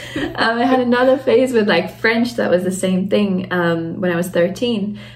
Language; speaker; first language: English; native; English